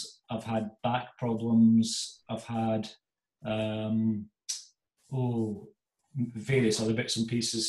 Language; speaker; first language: English; native; English